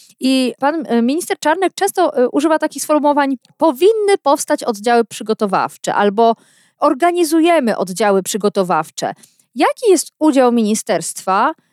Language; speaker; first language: Polish; native; Polish